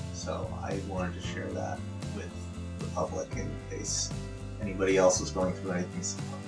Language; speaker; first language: English; native; English